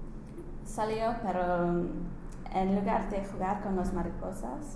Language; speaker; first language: Spanish; non-native, learner; English